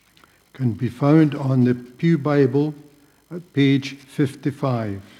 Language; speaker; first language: English; native; English